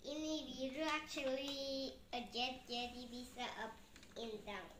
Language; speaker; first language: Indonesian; early bilingual, heritage; English